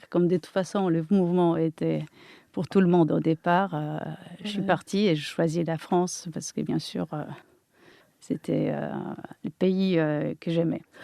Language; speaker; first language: French; non-native, fluent; Polish